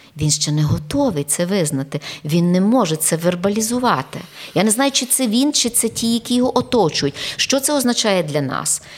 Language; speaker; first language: Ukrainian; native; Ukrainian